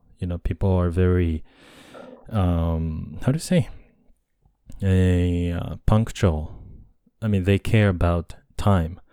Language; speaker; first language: English; non-native, fluent; Japanese